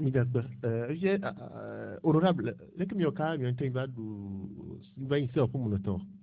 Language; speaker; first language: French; non-native, local second language; Ewe